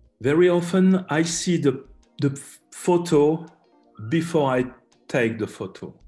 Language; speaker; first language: English; non-native, learner; French